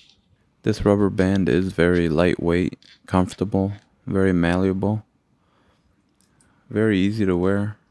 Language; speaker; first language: English; native; English